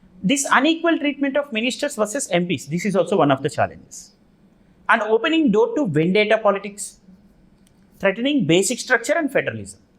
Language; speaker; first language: English; non-native, local second language; Telugu